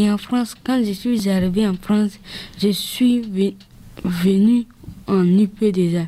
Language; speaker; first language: French; early bilingual, other home language; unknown